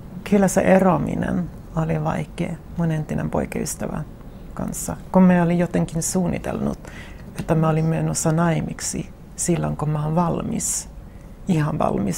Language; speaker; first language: Finnish; non-native, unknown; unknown